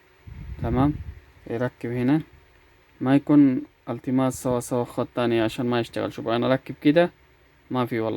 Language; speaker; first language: Arabic; non-native, learner; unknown